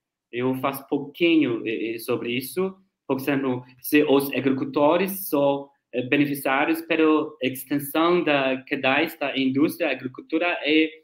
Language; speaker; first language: Portuguese; non-native, learner; Chinese